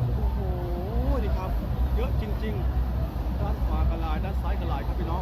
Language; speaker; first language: Thai; native; Thai